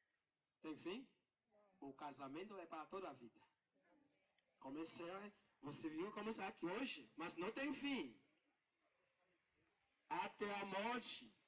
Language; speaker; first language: Portuguese; non-native, learner; Haitian Creole